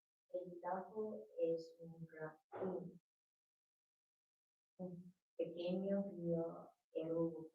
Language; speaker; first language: Spanish; non-native, learner; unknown